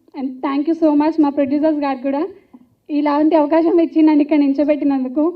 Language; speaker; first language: Telugu; native; Telugu